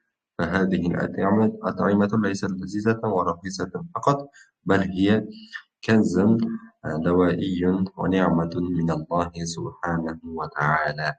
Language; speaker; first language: Arabic; non-native, fluent; Uzbek